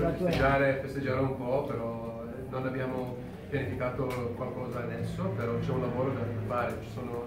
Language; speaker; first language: Italian; non-native, fluent; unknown